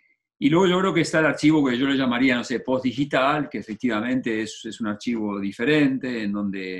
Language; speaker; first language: Spanish; native; Spanish